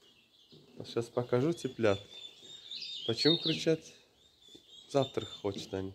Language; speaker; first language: Russian; non-native, learner; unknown